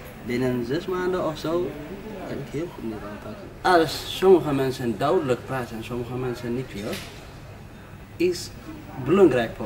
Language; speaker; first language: Dutch; non-native, learner; Tigrinya